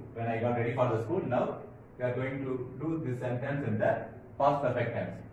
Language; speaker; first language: English; non-native, local second language; Tamil